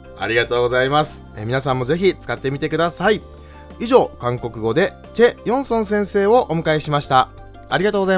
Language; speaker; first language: Japanese; native; Japanese